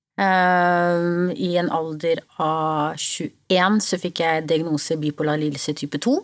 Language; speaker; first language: Norwegian; early bilingual, other home language; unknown